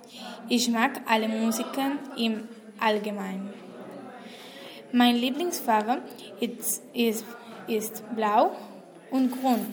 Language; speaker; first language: German; non-native, learner; Spanish